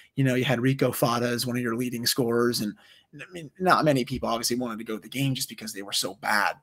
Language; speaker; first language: English; native; English